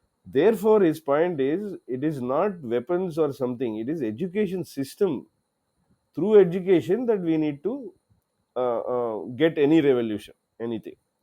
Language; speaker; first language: English; non-native, local second language; Telugu